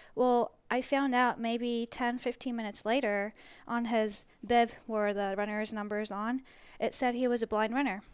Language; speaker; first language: English; early bilingual, other home language; Japanese